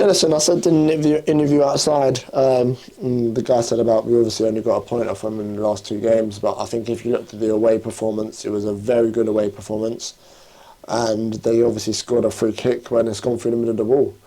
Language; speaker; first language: English; native; English